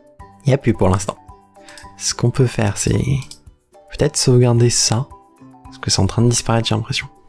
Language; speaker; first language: French; native; French